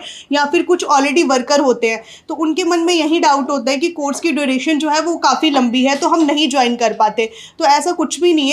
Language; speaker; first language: Hindi; native; Hindi